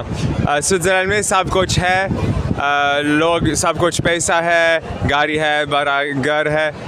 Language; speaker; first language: Hindi; non-native, learner; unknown